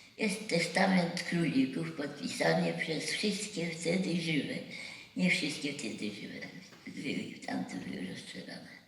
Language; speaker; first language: Polish; native; Polish